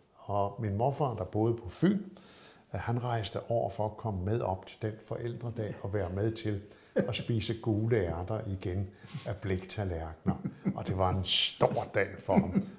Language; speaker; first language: Danish; native; Danish